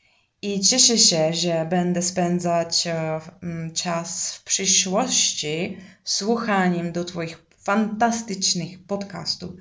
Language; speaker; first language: Polish; non-native, learner; Czech